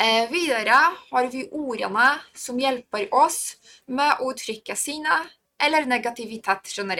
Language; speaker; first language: Norwegian; non-native, fluent; Polish